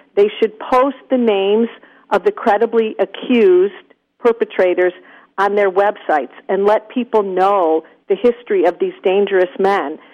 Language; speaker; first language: English; native; English